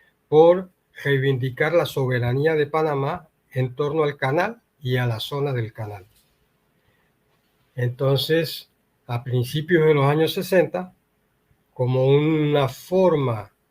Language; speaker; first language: Spanish; native; Spanish